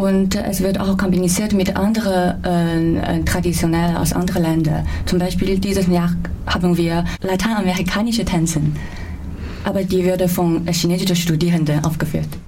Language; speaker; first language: German; non-native, fluent; Chinese